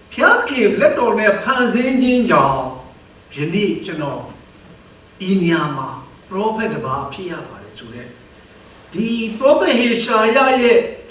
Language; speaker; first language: Burmese; non-native, local second language; Karen languages